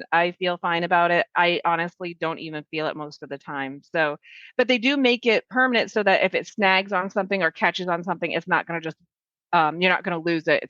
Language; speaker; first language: English; native; English